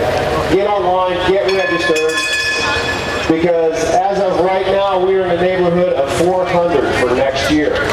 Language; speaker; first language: English; native; English